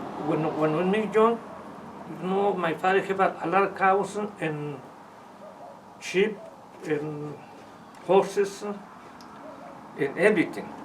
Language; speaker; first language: English; non-native, learner; Spanish